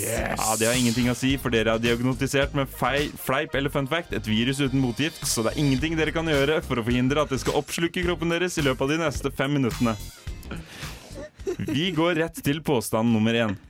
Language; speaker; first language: Norwegian; native; Norwegian